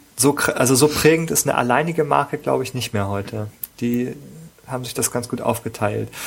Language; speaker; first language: German; native; German